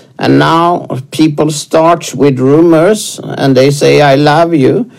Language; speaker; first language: English; non-native, fluent; Swedish